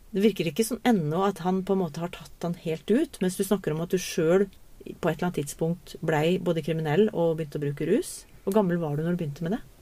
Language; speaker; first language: Norwegian; native; Norwegian